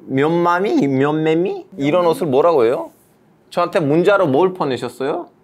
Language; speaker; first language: Korean; non-native, fluent; Turkish